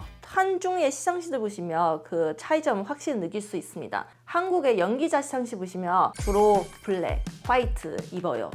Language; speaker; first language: Korean; non-native, fluent; Chinese